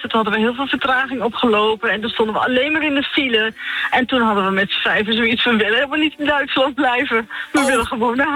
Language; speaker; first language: Dutch; native; Dutch